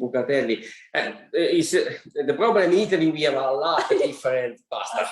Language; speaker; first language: English; non-native, learner; Italian